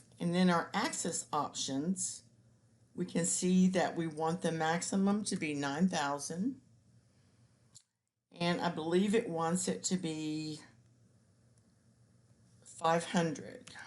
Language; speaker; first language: English; native; English